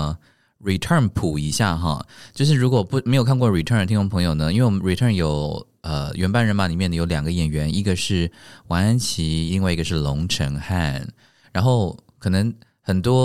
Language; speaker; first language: Chinese; native; Chinese